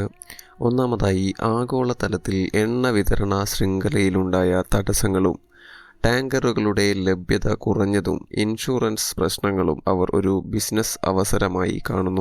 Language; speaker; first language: Malayalam; native; Malayalam